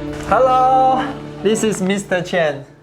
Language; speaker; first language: English; non-native, learner; Chinese